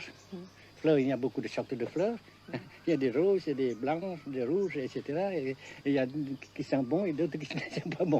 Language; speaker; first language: French; non-native, local second language; Vietnamese